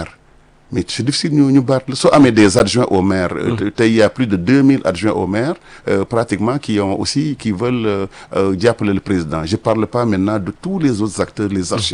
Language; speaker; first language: French; non-native, local second language; Wolof